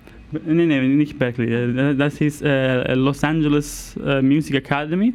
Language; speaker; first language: German; non-native, fluent; Italian